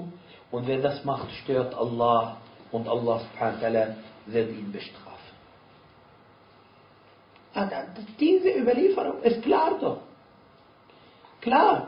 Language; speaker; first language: German; non-native, fluent; Arabic